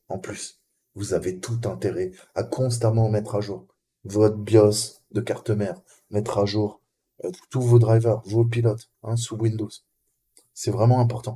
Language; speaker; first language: French; native; French